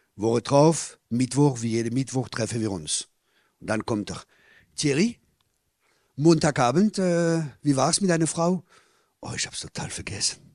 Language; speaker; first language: German; non-native, fluent; French